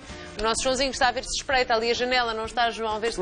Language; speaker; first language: Portuguese; native; Portuguese